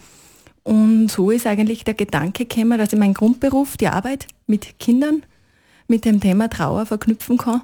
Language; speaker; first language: German; native; German